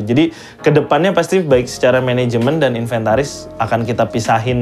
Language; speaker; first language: Indonesian; native; Indonesian